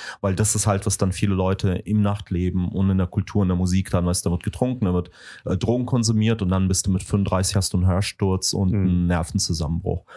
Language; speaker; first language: German; early bilingual, other home language; Russian